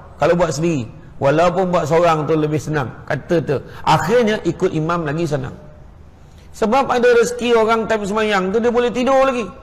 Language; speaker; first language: Malay; native; Malay